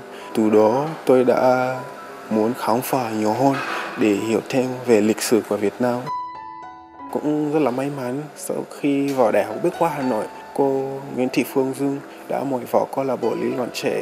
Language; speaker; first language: Vietnamese; non-native, fluent; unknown